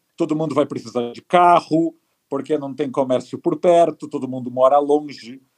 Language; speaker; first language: Portuguese; native; Portuguese